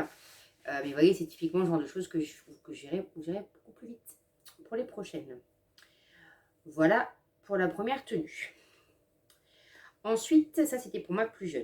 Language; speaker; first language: French; native; French